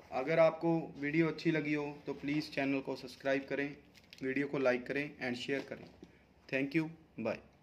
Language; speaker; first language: Hindi; non-native, local second language; Punjabi